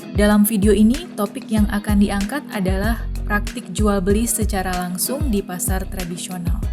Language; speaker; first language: Indonesian; native; Indonesian